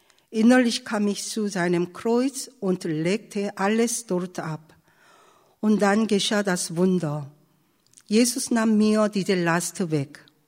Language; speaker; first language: German; non-native, fluent; Korean